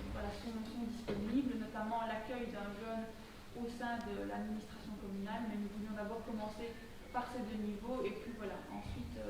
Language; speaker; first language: French; native; French